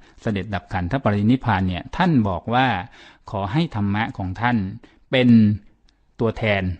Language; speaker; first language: Thai; native; Thai